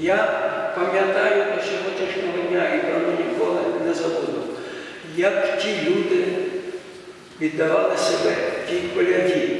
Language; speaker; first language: Ukrainian; native; Ukrainian